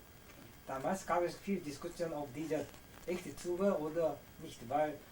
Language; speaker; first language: German; non-native, learner; Korean